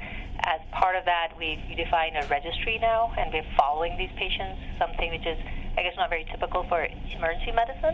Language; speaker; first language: English; non-native, local second language; Urdu